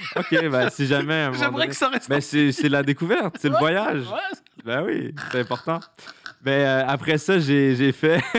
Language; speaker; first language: French; native; French